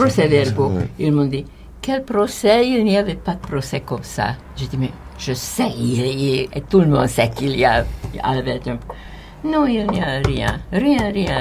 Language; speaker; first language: French; non-native, fluent; Hungarian